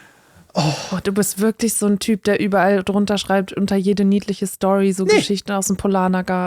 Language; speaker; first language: German; native; German